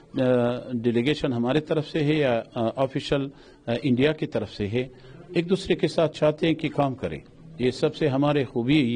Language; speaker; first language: Hindi; non-native, local second language; Pashto